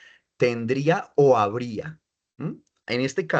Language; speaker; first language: Spanish; native; Spanish